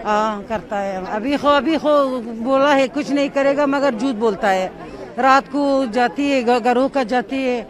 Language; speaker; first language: Hindi; non-native, learner; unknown